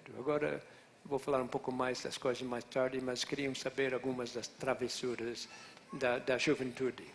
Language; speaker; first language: Portuguese; non-native, fluent; English